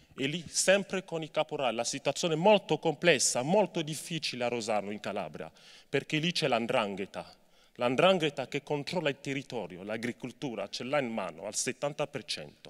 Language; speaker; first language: Italian; non-native, fluent; French